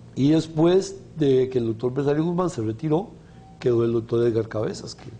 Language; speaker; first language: Spanish; native; Spanish